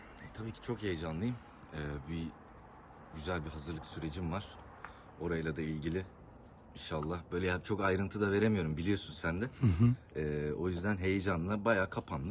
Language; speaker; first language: Turkish; native; Turkish